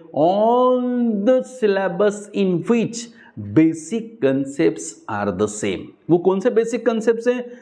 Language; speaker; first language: Hindi; non-native, local second language; Marathi